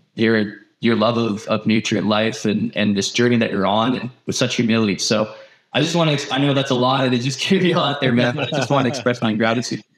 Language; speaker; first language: English; native; English